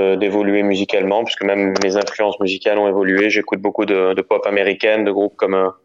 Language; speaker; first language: French; native; French